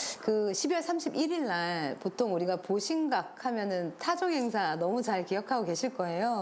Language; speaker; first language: Korean; native; Korean